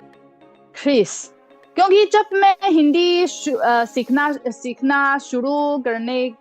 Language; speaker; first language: Hindi; non-native, fluent; Chinese